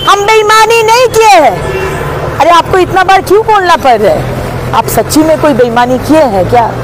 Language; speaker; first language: Hindi; non-native, local second language; Bangla